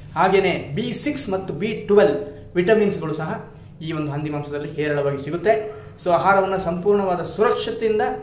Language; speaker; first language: Kannada; non-native, local second language; Kodava